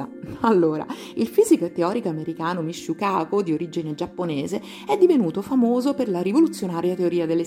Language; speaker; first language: Italian; native; Italian